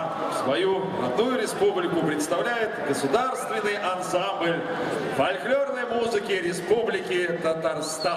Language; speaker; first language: Russian; native; Russian